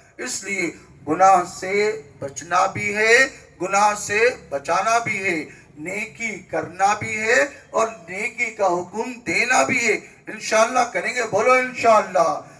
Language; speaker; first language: Urdu; native; Urdu